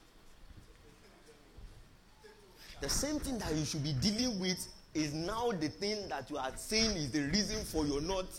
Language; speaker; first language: English; non-native, local second language; Yoruba